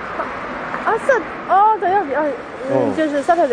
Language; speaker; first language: Japanese; non-native, learner; Chinese